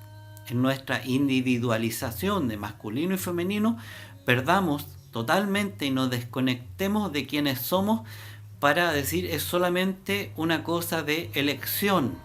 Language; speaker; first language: Spanish; native; Spanish